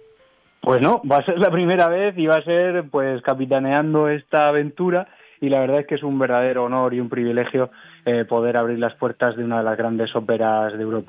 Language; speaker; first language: Spanish; native; Spanish